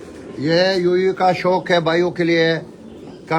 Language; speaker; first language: Hindi; non-native, learner; Arabic